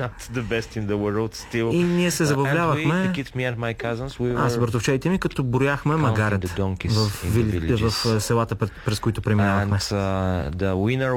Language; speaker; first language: Bulgarian; non-native, fluent; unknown